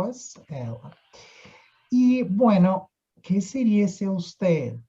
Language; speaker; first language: Spanish; non-native, fluent; Portuguese